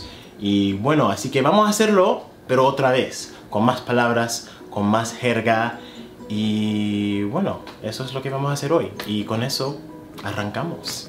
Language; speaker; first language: Spanish; non-native, fluent; English